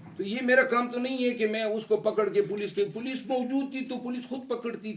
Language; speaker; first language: Urdu; non-native, local second language; Pashto